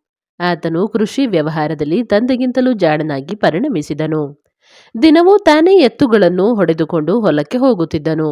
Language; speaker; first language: Kannada; native; Kannada